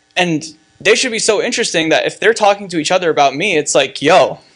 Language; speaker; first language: English; native; English